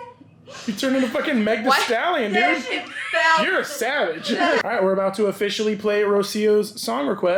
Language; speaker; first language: English; native; English